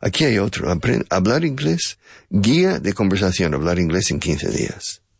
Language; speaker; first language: Spanish; non-native, fluent; English